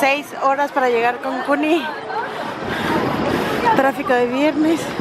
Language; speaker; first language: Spanish; native; Spanish